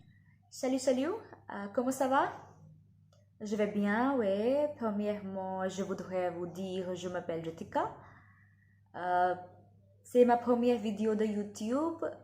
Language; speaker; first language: French; non-native, learner; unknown